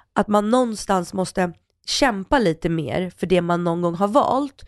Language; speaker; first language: Swedish; early bilingual, other home language; Russian